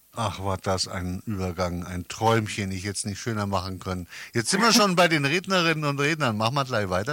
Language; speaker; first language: German; native; German